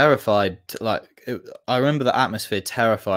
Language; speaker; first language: English; native; English